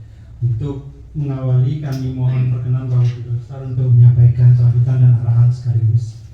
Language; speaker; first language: Indonesian; native; Indonesian